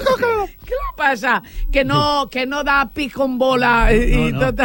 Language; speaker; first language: Catalan; non-native, local second language; Spanish